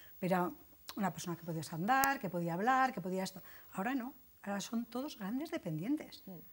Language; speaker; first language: Spanish; native; Spanish